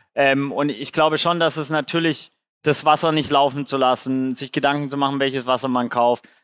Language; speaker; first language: German; native; German